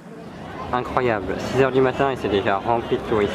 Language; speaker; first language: French; native; French